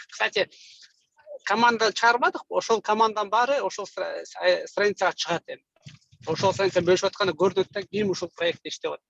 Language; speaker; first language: Kyrgyz; native; Kyrgyz